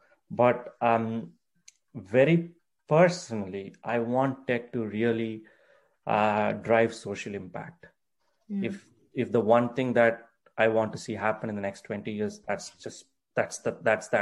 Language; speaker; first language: English; non-native, local second language; Tamil